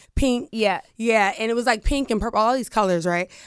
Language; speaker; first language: English; native; English